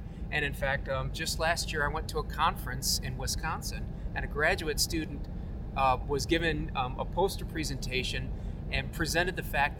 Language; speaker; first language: English; native; English